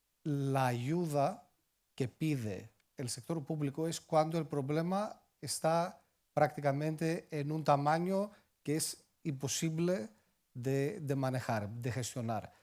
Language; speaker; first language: Spanish; non-native, fluent; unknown